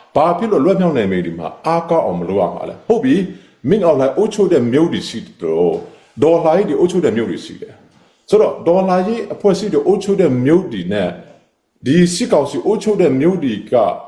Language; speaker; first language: Burmese; non-native, local second language; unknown